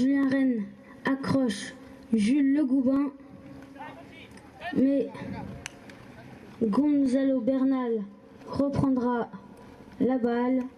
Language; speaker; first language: French; native; French